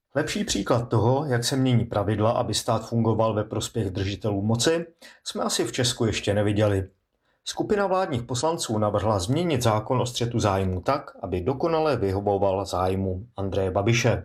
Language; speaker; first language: Czech; native; Czech